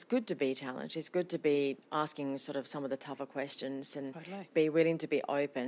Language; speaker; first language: English; non-native, fluent; Finnish